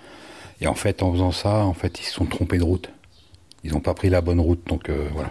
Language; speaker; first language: French; native; French